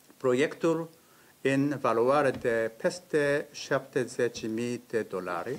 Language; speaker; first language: Romanian; non-native, learner; Japanese